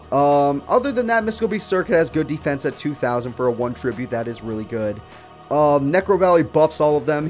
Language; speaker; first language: English; native; English